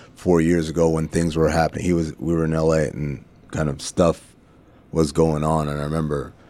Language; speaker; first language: English; early bilingual, other home language; Arabic